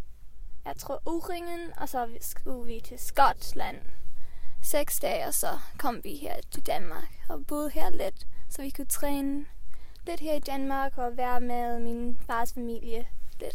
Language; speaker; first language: Danish; early bilingual, heritage; Swedish